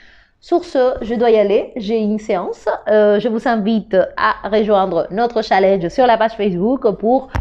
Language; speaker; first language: French; non-native, fluent; Spanish